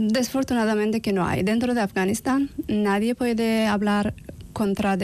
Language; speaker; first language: Spanish; non-native, learner; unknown